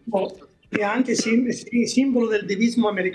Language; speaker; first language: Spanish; non-native, learner; Italian